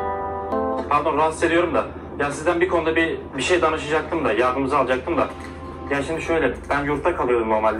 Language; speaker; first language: Turkish; native; Turkish